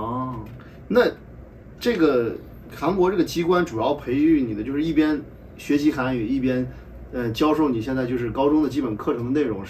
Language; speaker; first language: Chinese; native; Chinese